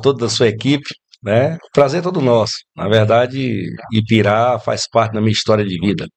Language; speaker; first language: Portuguese; native; Portuguese